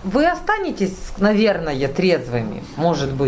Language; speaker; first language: Russian; native; Russian